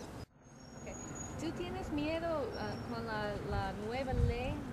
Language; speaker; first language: Spanish; non-native, learner; English